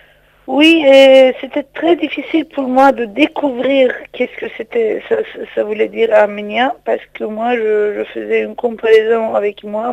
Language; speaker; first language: French; non-native, fluent; Turkish